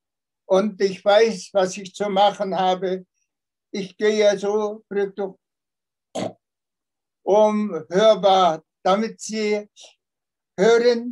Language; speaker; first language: German; non-native, fluent; Tuvinian